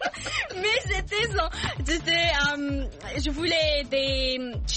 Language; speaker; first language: French; non-native, learner; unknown